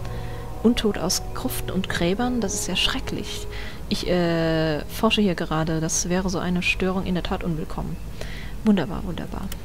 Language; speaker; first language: German; native; German